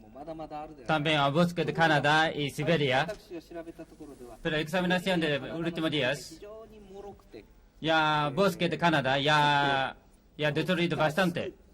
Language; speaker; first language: Spanish; non-native, learner; Japanese